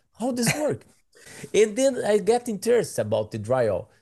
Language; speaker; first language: English; non-native, learner; Portuguese